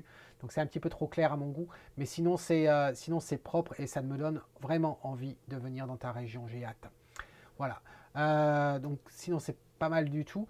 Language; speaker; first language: French; native; French